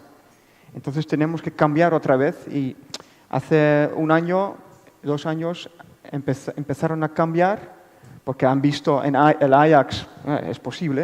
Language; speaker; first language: Spanish; non-native, fluent; Dutch